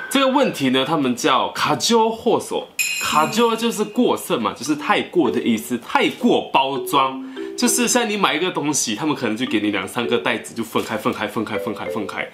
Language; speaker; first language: Chinese; native; Chinese